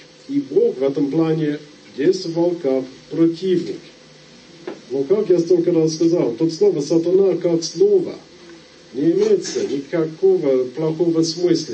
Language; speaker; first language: Russian; non-native, fluent; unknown